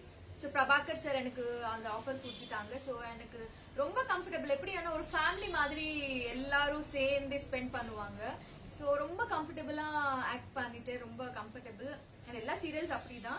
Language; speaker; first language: Tamil; non-native, learner; Telugu